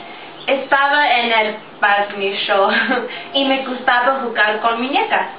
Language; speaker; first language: Spanish; non-native, learner; English